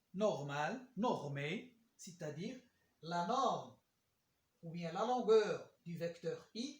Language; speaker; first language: French; non-native, local second language; Arabic